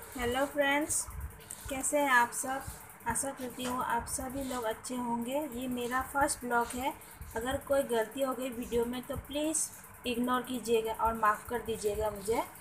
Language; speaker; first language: Hindi; non-native, local second language; Assamese